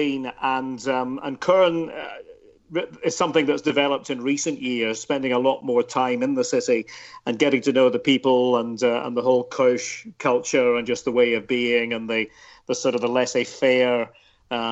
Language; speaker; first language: English; native; English